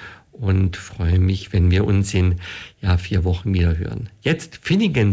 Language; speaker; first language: German; native; German